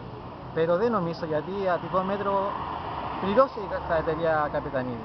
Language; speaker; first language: Greek; non-native, learner; Spanish